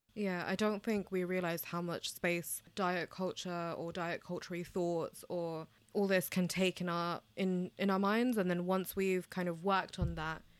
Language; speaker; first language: English; early bilingual, other home language; Bangla